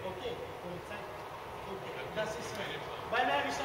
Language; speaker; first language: German; non-native, learner; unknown